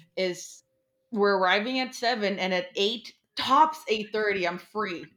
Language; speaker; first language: English; non-native, fluent; Portuguese